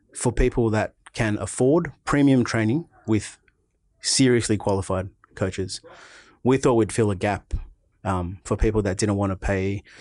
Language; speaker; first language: English; native; English